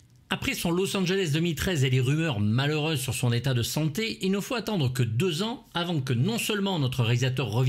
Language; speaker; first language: French; native; French